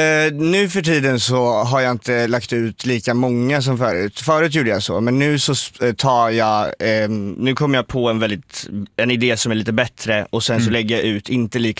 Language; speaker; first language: Swedish; native; Swedish